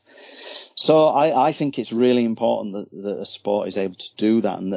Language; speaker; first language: English; native; English